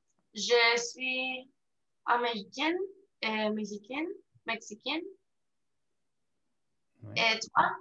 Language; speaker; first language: French; non-native, learner; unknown